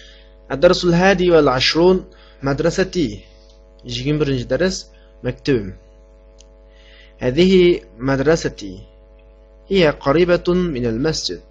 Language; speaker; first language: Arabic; non-native, fluent; Uyghur